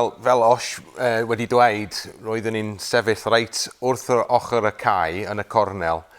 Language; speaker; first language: Welsh; non-native, local second language; English